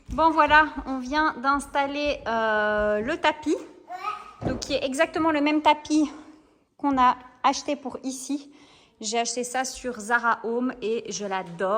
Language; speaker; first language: French; native; French